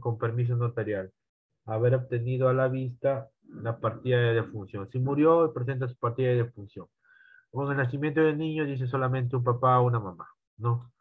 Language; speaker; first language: Spanish; native; Spanish